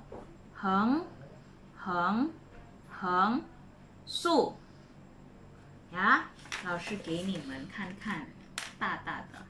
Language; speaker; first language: Chinese; non-native, fluent; Indonesian